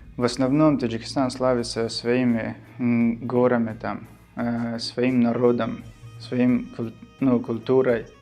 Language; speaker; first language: Russian; non-native, local second language; Shughni